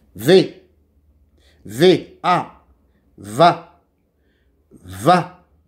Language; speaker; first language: French; non-native, local second language; Arabic